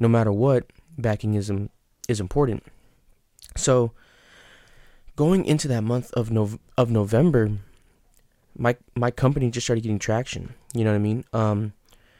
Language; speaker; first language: English; native; English